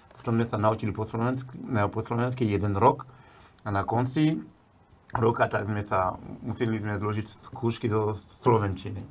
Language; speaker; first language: Slovak; non-native, fluent; Bambara